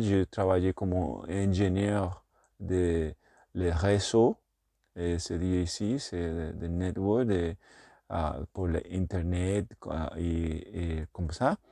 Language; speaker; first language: French; non-native, learner; Spanish